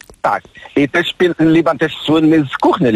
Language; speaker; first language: Polish; non-native, learner; Arabic